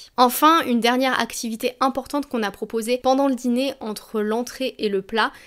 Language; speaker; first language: French; native; French